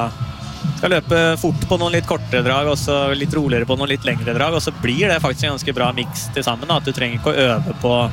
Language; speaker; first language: Norwegian; native; Norwegian